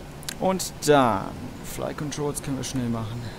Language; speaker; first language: German; native; German